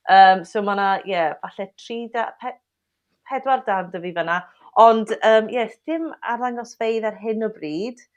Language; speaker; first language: Welsh; native; Welsh